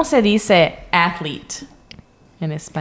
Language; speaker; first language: Spanish; early bilingual, heritage; English